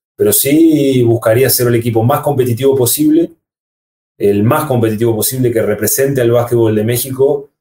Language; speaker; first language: Spanish; native; Spanish